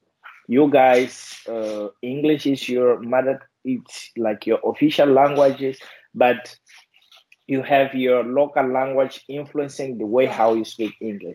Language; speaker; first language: English; non-native, fluent; Portuguese